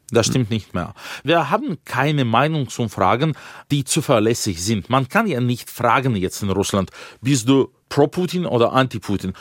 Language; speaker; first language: German; non-native, fluent; Russian